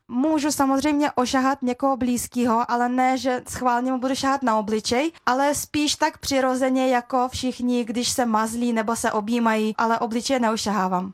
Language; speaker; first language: Czech; early bilingual, other home language; Russian